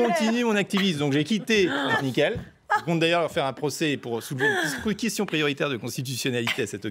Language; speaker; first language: French; native; French